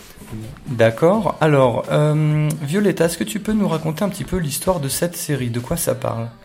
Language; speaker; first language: French; native; French